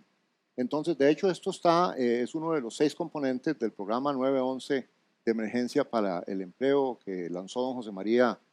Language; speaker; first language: Spanish; native; Spanish